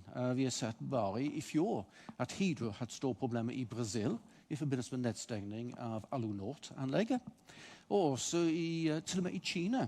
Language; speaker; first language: Norwegian; non-native, fluent; English